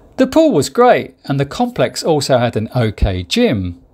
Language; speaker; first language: English; native; English